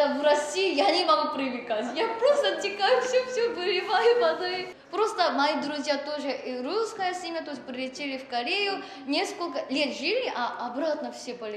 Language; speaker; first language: Russian; non-native, learner; Korean